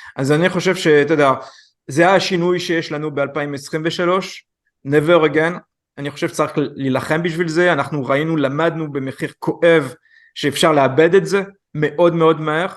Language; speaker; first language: Hebrew; non-native, fluent; French